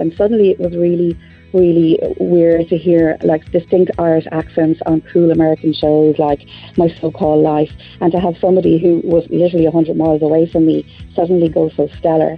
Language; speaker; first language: English; native; English